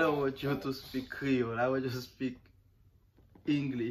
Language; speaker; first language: English; non-native, learner; Haitian Creole